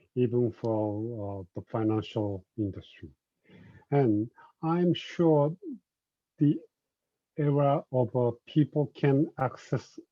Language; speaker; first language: English; non-native, fluent; Japanese